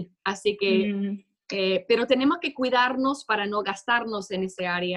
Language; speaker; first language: Spanish; non-native, fluent; English